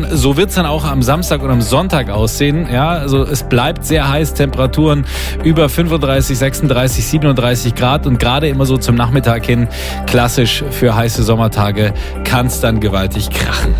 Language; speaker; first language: German; native; German